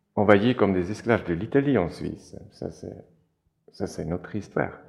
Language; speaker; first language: French; non-native, local second language; German